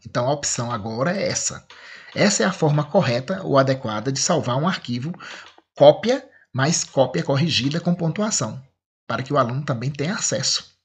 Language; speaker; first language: Portuguese; native; Portuguese